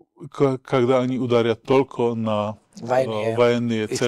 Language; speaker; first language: Russian; non-native, learner; Slovak